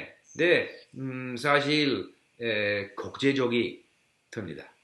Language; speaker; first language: Korean; non-native, learner; English